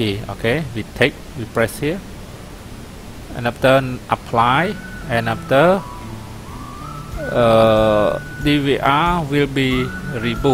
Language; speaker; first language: English; non-native, learner; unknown